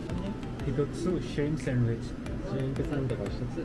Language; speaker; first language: Japanese; native; Japanese